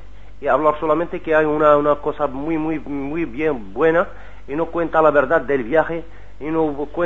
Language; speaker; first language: Spanish; non-native, learner; Arabic